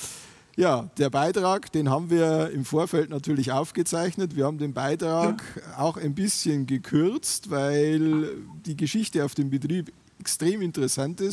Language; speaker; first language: German; native; German